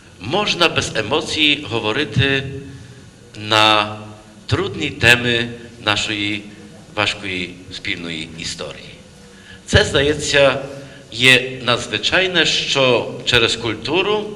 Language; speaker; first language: Ukrainian; early bilingual, heritage; Ukrainian